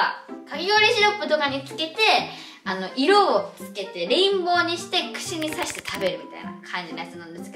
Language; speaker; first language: Japanese; native; Japanese